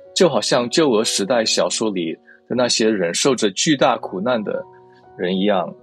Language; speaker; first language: Chinese; early bilingual, heritage; Chinese